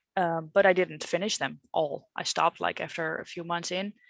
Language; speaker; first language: English; non-native, fluent; Dutch